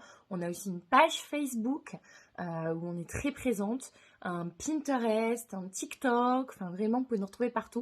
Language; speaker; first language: French; native; French